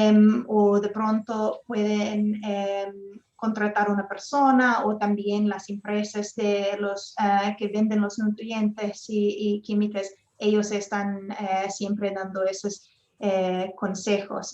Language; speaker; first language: Spanish; non-native, fluent; English